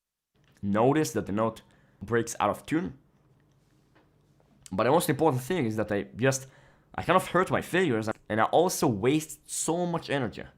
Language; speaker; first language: English; non-native, fluent; Hebrew